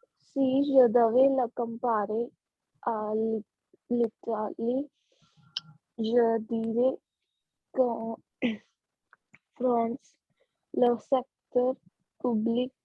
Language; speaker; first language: French; non-native, learner; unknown